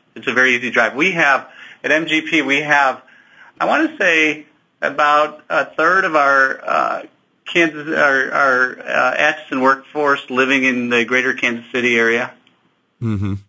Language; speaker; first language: English; native; English